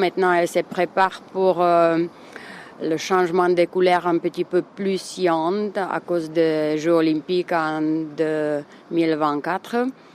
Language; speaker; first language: French; non-native, fluent; Czech